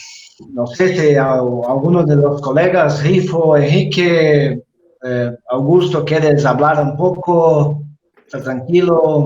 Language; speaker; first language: Spanish; non-native, fluent; Portuguese